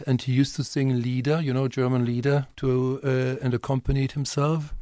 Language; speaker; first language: English; non-native, fluent; German